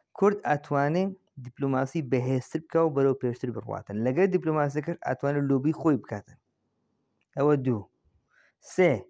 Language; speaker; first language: Central Kurdish; native; Central Kurdish